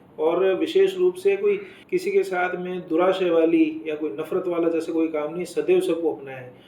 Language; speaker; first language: Hindi; native; Hindi